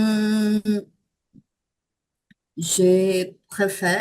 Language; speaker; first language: French; non-native, learner; Portuguese